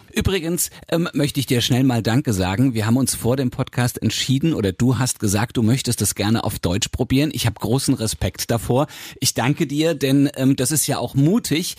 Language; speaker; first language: German; native; German